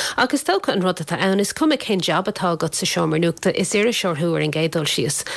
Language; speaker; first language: Irish; non-native, local second language; English